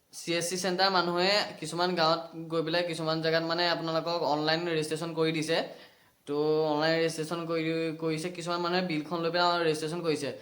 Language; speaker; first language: Assamese; native; Assamese